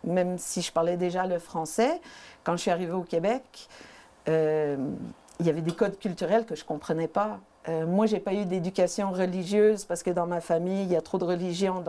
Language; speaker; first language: French; native; French